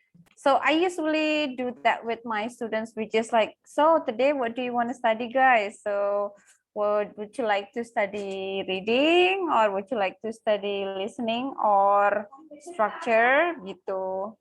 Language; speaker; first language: English; non-native, local second language; Indonesian